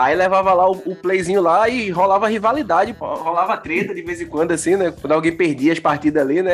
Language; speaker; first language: Portuguese; native; Portuguese